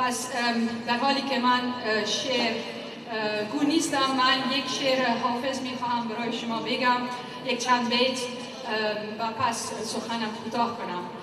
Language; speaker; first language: Persian; non-native, fluent; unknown